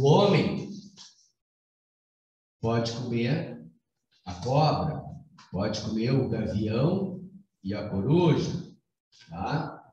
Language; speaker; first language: Portuguese; native; Portuguese